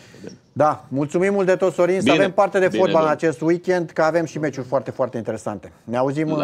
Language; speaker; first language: Romanian; native; Romanian